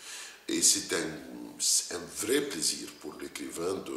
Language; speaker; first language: French; non-native, fluent; Arabic